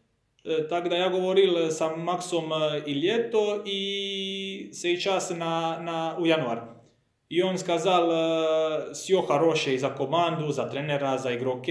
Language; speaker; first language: Russian; non-native, learner; Croatian